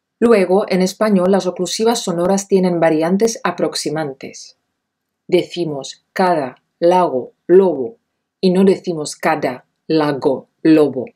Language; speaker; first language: Spanish; non-native, fluent; Czech